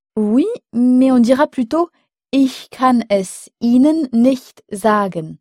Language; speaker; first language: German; non-native, fluent; French